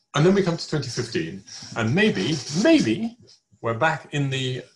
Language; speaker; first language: English; native; English